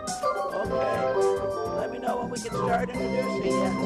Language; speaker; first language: English; native; English